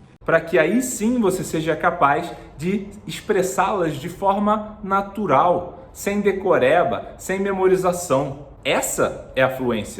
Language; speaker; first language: Portuguese; native; Portuguese